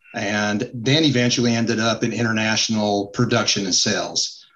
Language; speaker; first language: English; native; English